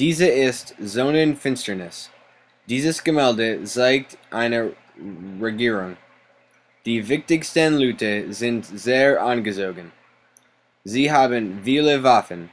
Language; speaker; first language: German; non-native, learner; English